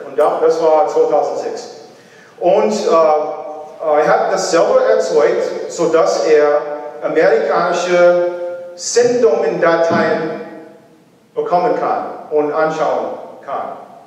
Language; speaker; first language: German; non-native, learner; English